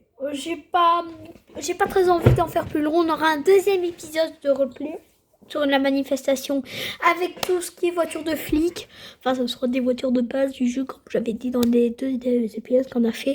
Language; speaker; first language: French; native; French